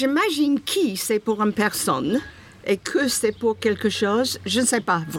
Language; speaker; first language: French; non-native, learner; English